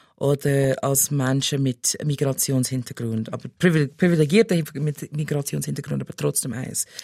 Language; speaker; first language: German; non-native, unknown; English